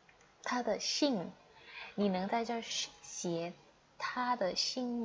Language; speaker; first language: Chinese; non-native, fluent; Indonesian